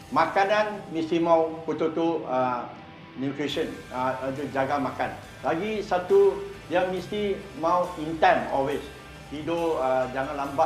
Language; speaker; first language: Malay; non-native, local second language; Chinese